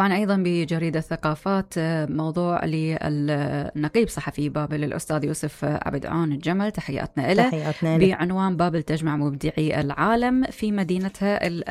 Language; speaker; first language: Arabic; native; Arabic